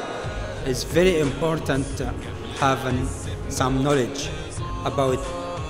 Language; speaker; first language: English; non-native, learner; Arabic